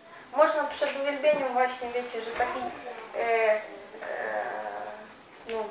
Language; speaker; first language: Polish; non-native, fluent; Ukrainian